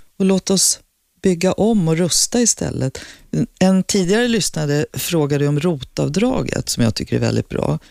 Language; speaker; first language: Swedish; native; Swedish